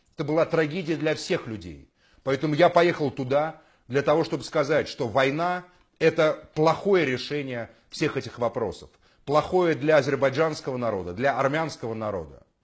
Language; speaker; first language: Russian; native; Russian